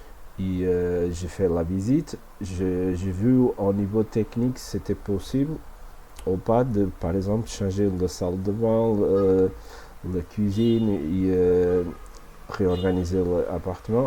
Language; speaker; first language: French; non-native, fluent; Portuguese